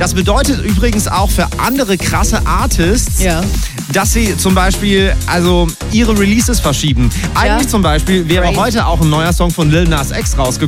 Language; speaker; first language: German; native; German